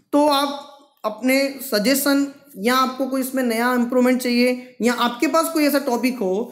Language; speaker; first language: Hindi; non-native, local second language; Gujarati